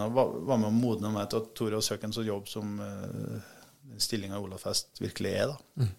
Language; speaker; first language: Norwegian; native; Norwegian